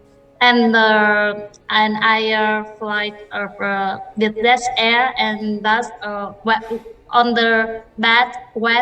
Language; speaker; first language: English; non-native, learner; Vietnamese